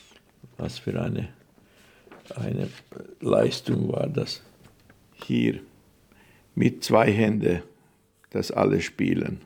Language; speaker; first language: German; non-native, fluent; Hungarian